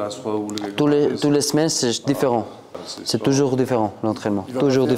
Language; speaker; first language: French; non-native, learner; Georgian